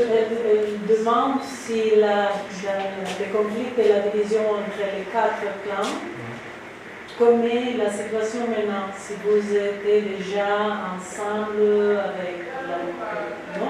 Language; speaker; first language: French; non-native, fluent; Spanish